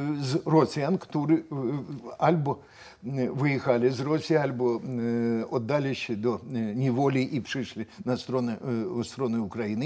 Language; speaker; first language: Polish; non-native, fluent; Russian